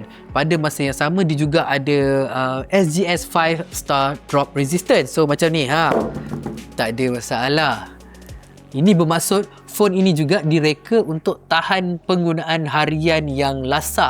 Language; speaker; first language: Malay; native; Malay